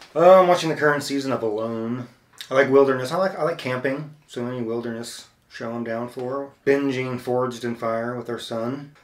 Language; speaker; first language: English; native; English